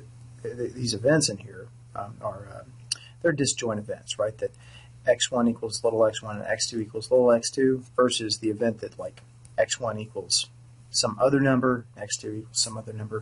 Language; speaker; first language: English; native; English